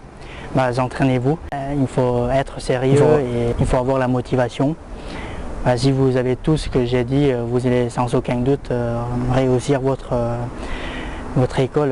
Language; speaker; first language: French; non-native, fluent; Lao